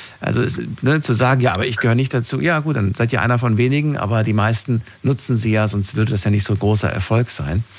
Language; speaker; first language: German; native; German